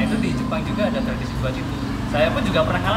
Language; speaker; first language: Indonesian; native; Indonesian